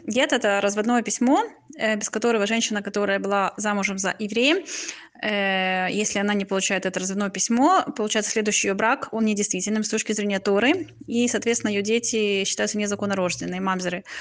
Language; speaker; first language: Russian; native; Russian